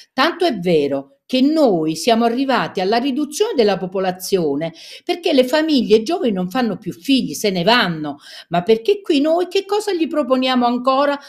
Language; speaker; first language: Italian; native; Italian